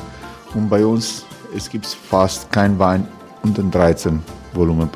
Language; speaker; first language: German; non-native, learner; Croatian